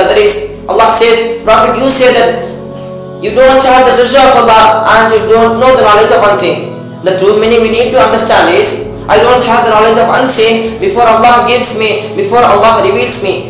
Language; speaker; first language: English; non-native, local second language; Tamil